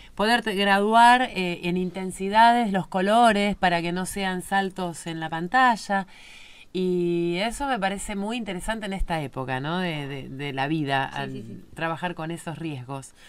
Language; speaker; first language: Spanish; native; Spanish